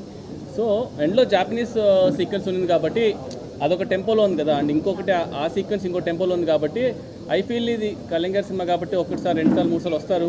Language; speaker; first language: Telugu; native; Telugu